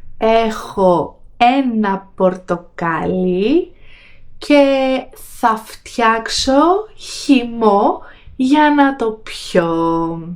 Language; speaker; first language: Greek; native; Greek